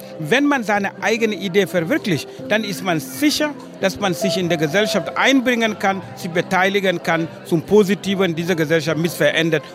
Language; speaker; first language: German; non-native, fluent; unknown